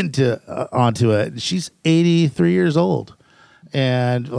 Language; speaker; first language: English; native; English